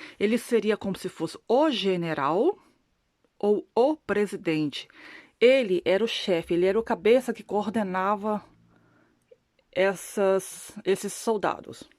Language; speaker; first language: Portuguese; non-native, learner; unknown